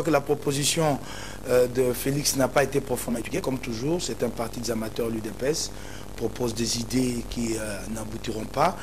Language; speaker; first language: French; non-native, local second language; Lingala